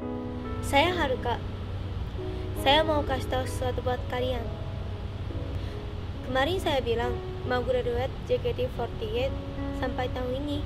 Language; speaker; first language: Indonesian; non-native, fluent; Japanese